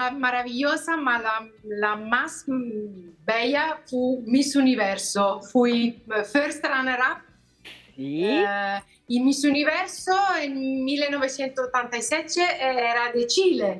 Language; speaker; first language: Spanish; non-native, learner; Italian